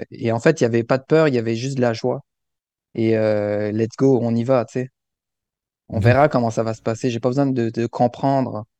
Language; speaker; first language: French; native; French